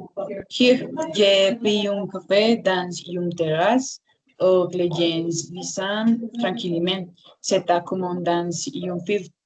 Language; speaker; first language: French; non-native, learner; Spanish